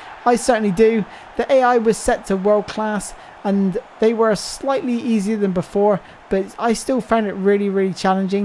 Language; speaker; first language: English; native; English